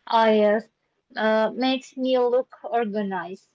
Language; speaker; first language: English; non-native, learner; Indonesian